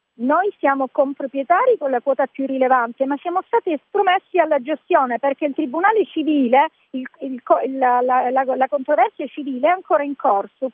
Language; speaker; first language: Italian; native; Italian